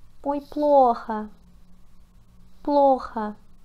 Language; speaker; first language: Russian; non-native, learner; Portuguese